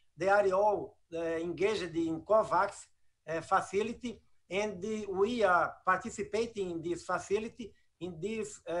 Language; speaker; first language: English; non-native, fluent; Portuguese